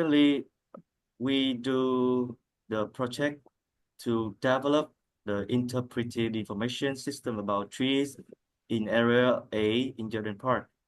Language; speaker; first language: English; non-native, learner; Vietnamese